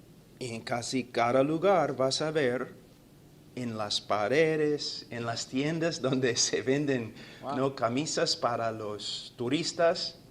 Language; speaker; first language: Spanish; non-native, fluent; English